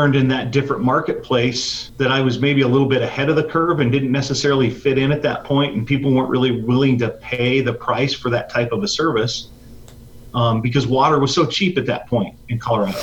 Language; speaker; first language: English; native; English